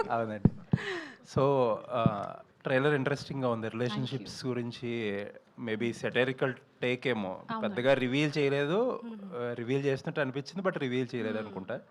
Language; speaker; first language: Telugu; native; Telugu